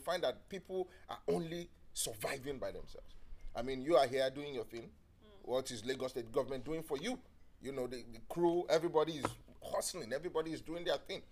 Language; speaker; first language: English; non-native, local second language; Yoruba